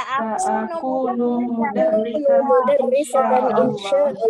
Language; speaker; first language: Arabic; non-native, learner; Indonesian